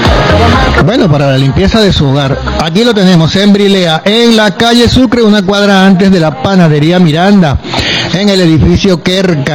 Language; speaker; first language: Spanish; native; Spanish